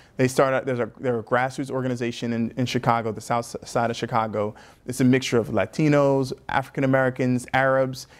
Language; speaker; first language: English; native; English